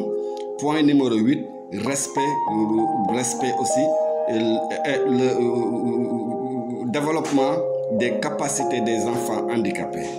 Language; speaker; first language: French; non-native, local second language; Wolof